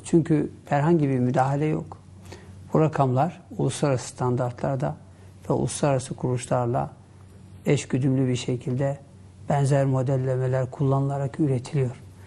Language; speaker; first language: Turkish; non-native, local second language; Kurdish